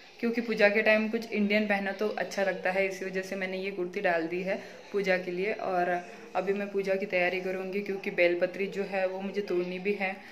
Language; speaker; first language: Hindi; non-native, local second language; Marathi